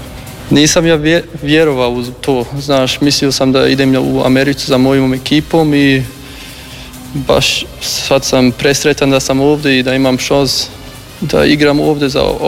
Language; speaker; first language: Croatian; early bilingual, heritage; German